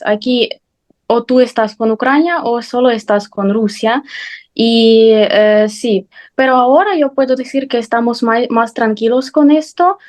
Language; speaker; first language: Spanish; non-native, fluent; Ukrainian